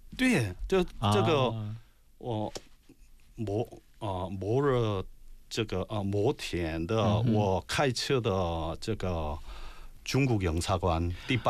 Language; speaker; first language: Chinese; non-native, learner; Korean